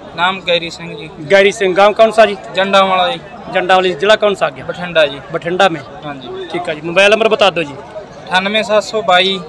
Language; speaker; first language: Hindi; non-native, local second language; Punjabi